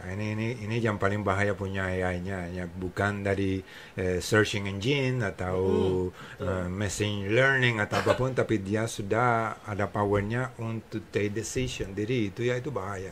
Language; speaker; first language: Indonesian; non-native, fluent; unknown